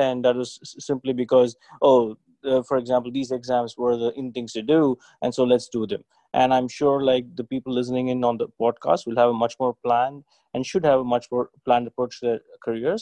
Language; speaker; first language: English; non-native, local second language; Tamil